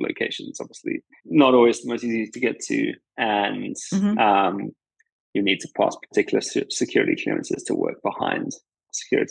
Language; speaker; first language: English; native; English